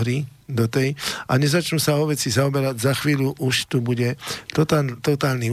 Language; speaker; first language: Slovak; native; Slovak